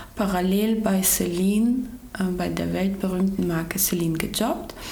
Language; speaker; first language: German; early bilingual, other home language; Georgian